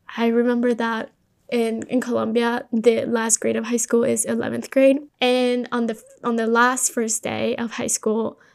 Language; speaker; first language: English; early bilingual, other home language; Spanish